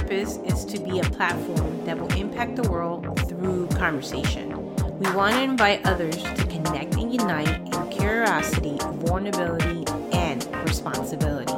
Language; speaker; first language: English; non-native, fluent; Spanish